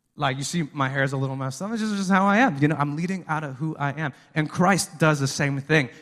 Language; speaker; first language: English; early bilingual, other home language; Spanish